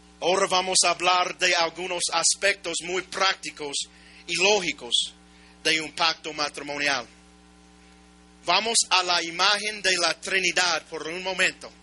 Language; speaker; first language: Spanish; non-native, learner; English